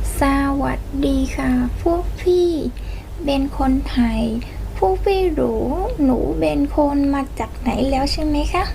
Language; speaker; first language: Thai; non-native, learner; Vietnamese